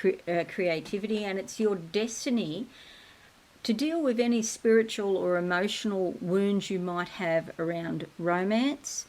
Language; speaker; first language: English; native; English